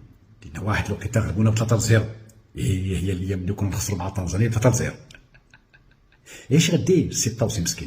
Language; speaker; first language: Arabic; native; Arabic